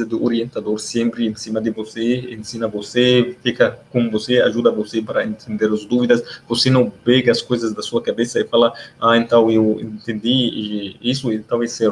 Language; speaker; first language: Portuguese; non-native, learner; Arabic